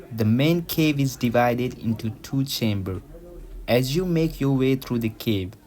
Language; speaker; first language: English; non-native, local second language; Nepali